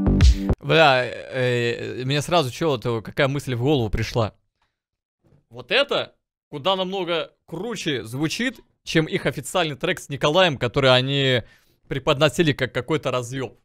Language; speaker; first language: Russian; native; Russian